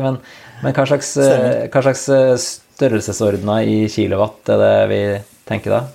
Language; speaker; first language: Norwegian; native; Norwegian